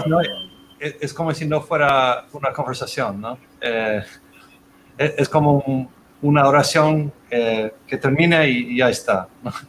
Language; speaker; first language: Spanish; non-native, fluent; English